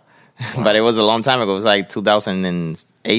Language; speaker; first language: English; non-native, fluent; Spanish